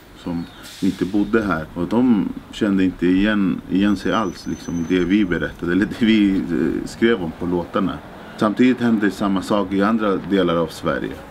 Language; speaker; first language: Swedish; early bilingual, other home language; Spanish